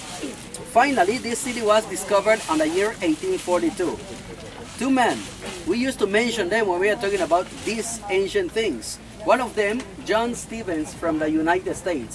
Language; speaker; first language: English; non-native, fluent; Spanish